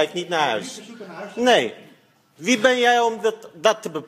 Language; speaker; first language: Dutch; non-native, fluent; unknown